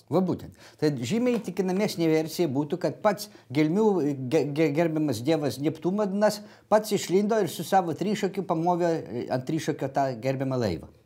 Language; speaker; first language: Lithuanian; native; Lithuanian